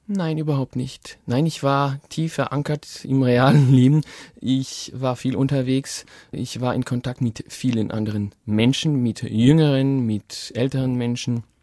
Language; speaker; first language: German; non-native, fluent; French